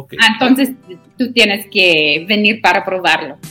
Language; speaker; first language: Spanish; non-native, learner; Afrikaans